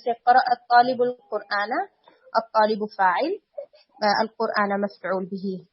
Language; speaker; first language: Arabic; non-native, fluent; Urdu